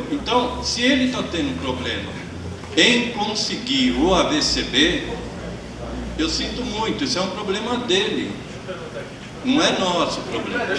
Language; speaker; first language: Portuguese; native; Portuguese